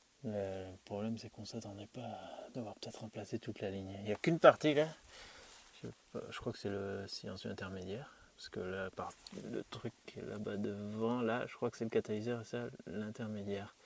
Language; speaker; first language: French; native; French